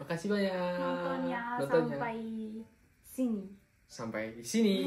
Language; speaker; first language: Indonesian; native; Indonesian